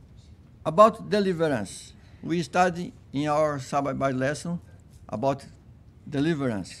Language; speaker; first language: English; non-native, fluent; Portuguese